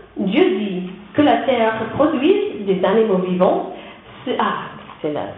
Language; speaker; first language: French; non-native, learner; English